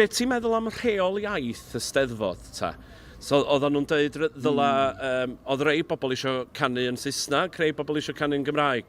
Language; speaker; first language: Welsh; native; Welsh